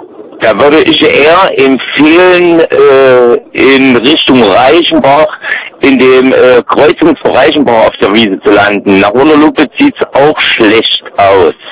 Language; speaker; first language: German; native; German